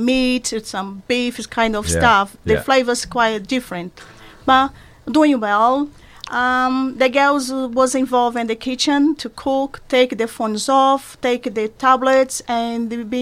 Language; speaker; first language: English; non-native, learner; Portuguese